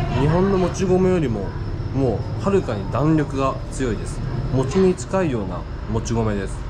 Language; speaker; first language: Japanese; native; Japanese